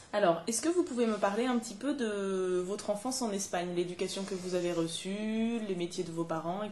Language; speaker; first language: French; native; French